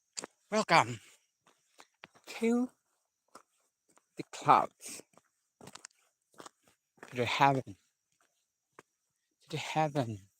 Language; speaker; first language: English; non-native, learner; Indonesian